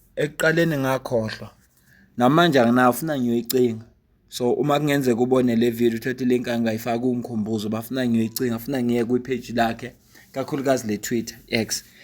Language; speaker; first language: Zulu; native; Zulu